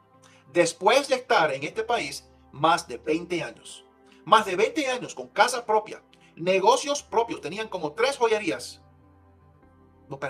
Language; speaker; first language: Spanish; early bilingual, heritage; Spanish